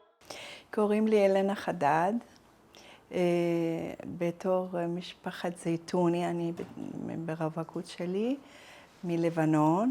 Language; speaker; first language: Hebrew; non-native, fluent; Arabic